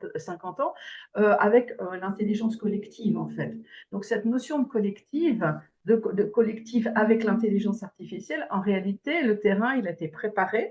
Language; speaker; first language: French; native; French